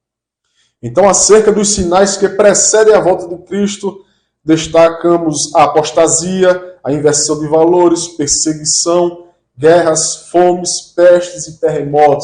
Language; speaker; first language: Portuguese; native; Portuguese